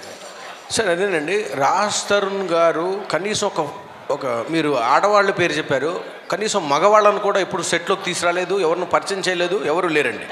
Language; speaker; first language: Telugu; native; Telugu